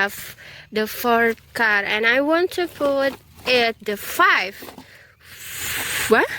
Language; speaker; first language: English; non-native, learner; Indonesian